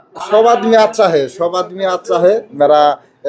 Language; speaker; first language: Hindi; non-native, learner; Bangla